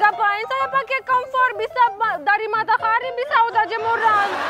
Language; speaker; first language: Indonesian; non-native, learner; Russian